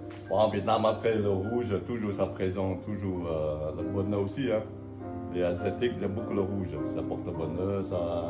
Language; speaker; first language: French; non-native, fluent; Vietnamese